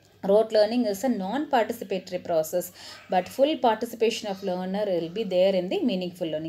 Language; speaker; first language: English; non-native, local second language; Tamil